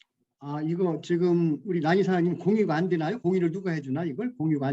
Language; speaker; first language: Korean; native; Korean